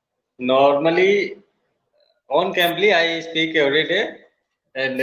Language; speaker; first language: English; non-native, learner; Hindi